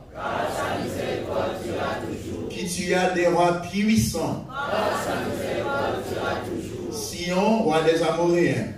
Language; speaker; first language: French; non-native, local second language; Haitian Creole